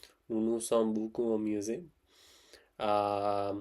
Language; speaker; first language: French; non-native, learner; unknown